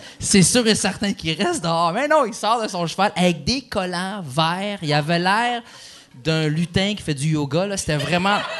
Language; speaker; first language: French; early bilingual, other home language; Arabic